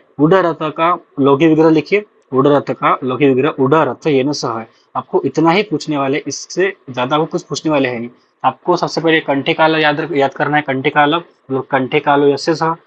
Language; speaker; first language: Hindi; non-native, local second language; Marathi